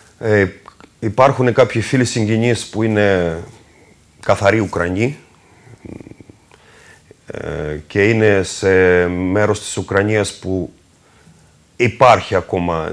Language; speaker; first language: Greek; non-native, fluent; Russian